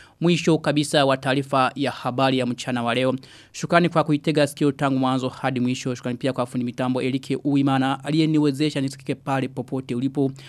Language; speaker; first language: Swahili; non-native, local second language; Rundi